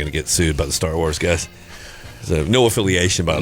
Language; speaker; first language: English; native; English